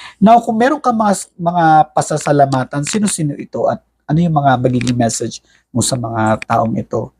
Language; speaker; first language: Filipino; non-native, local second language; Cebuano